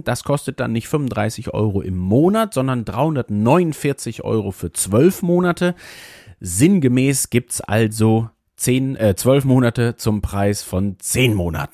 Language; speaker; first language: German; native; German